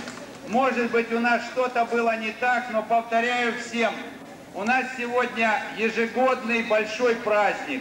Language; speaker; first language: Russian; native; Russian